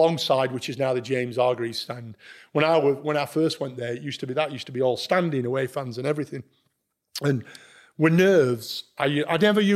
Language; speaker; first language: English; native; English